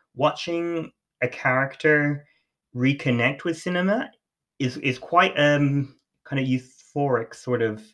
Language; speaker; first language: English; native; English